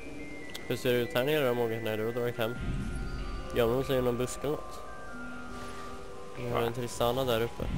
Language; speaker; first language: Swedish; native; Swedish